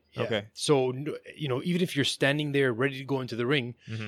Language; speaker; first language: English; native; English